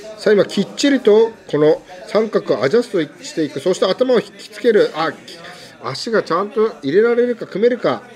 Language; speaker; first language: Japanese; native; Japanese